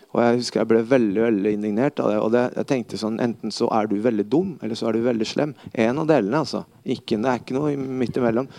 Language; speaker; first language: Norwegian; early bilingual, other home language; Spanish